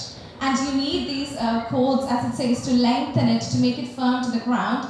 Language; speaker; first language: English; native; English